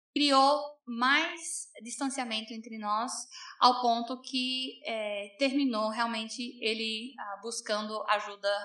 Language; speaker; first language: Portuguese; non-native, fluent; English